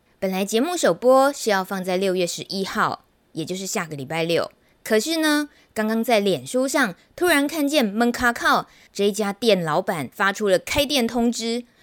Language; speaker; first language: Chinese; native; Chinese